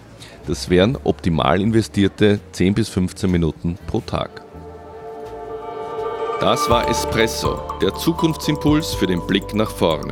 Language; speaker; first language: German; native; German